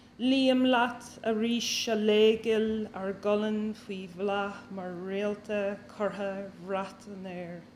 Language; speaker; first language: Irish; non-native, local second language; English